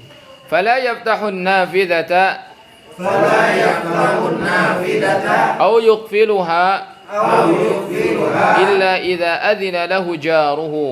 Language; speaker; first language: Arabic; non-native, fluent; Indonesian